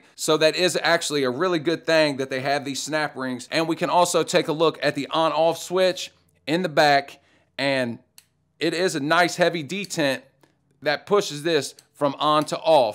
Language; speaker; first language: English; native; English